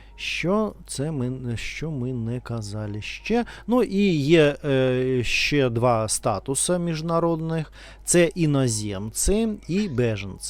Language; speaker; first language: Ukrainian; non-native, learner; Russian